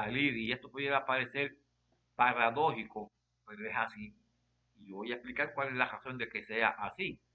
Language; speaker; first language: Spanish; native; Spanish